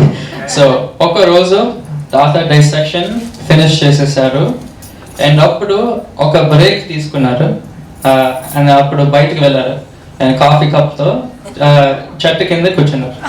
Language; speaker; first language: Telugu; early bilingual, heritage; Telugu